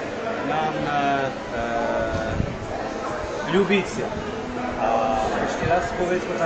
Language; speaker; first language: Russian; non-native, learner; Slovak